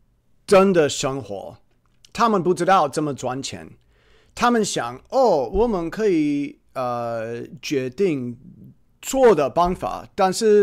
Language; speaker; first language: Chinese; non-native, fluent; English